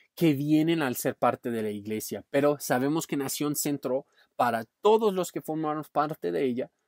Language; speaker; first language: Spanish; non-native, fluent; English